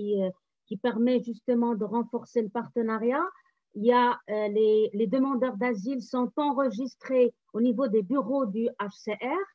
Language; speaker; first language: French; non-native, local second language; Arabic